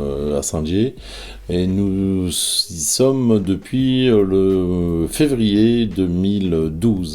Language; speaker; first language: French; native; French